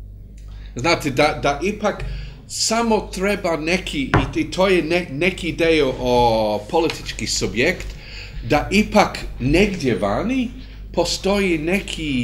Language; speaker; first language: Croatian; non-native, fluent; English